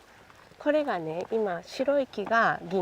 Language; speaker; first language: Japanese; native; Japanese